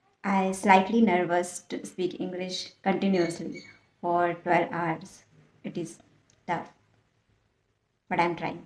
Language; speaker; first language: English; non-native, learner; Hindi